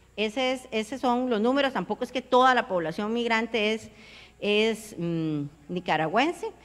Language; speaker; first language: Spanish; native; Spanish